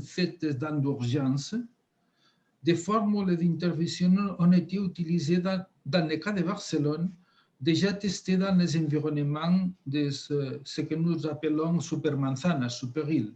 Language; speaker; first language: French; non-native, fluent; Spanish